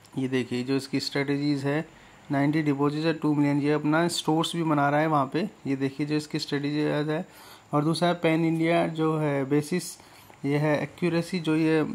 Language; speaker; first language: Hindi; native; Hindi